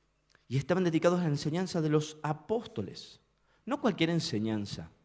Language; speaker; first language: Spanish; native; Spanish